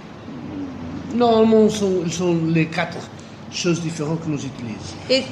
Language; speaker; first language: French; non-native, fluent; Portuguese